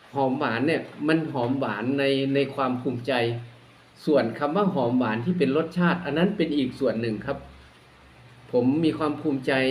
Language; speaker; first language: Thai; non-native, local second language; Northeastern Thai